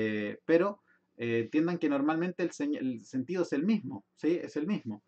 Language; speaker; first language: Spanish; native; Spanish